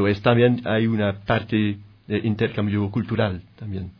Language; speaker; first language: Spanish; non-native, fluent; French